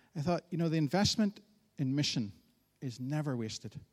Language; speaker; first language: English; native; English